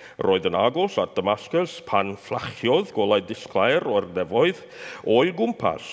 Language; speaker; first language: Welsh; non-native, fluent; English